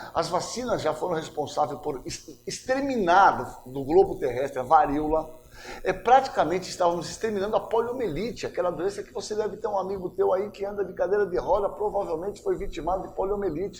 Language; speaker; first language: Portuguese; native; Portuguese